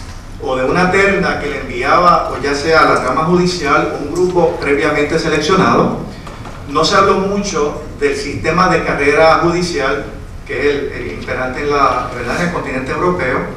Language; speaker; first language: Spanish; native; Spanish